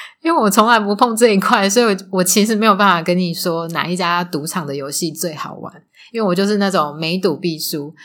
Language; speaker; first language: Chinese; native; Chinese